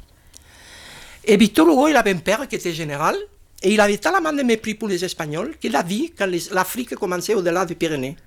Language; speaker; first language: French; non-native, fluent; Spanish